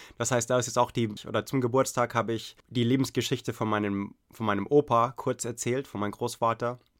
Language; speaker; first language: German; non-native, fluent; English